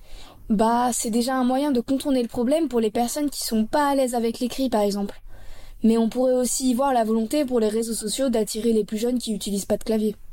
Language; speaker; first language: French; native; French